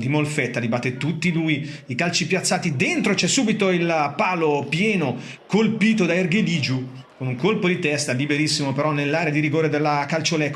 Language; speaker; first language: Italian; native; Italian